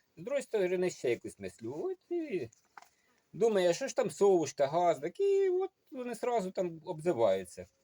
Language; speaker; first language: Ukrainian; non-native, local second language; Russian